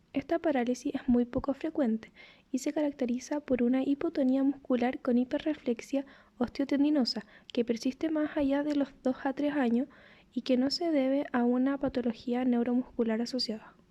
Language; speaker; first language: Spanish; native; Spanish